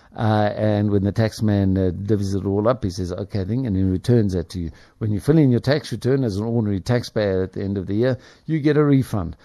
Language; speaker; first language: English; native; English